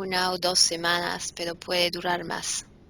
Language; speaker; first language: Spanish; non-native, fluent; French